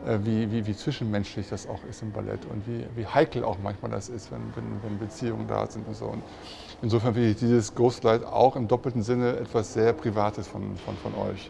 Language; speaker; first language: German; native; German